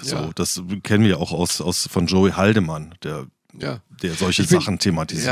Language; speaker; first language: German; native; German